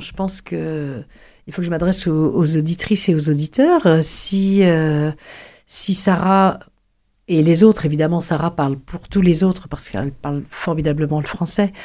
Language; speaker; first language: French; native; French